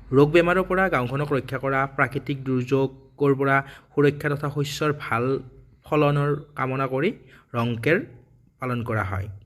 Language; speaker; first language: Assamese; native; Assamese